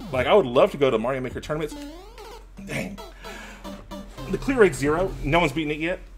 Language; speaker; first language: English; native; English